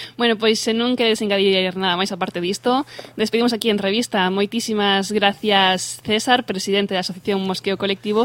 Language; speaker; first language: Galician; native; Galician